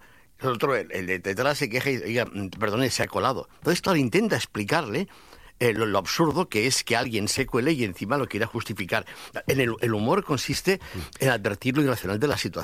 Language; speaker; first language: Spanish; native; Spanish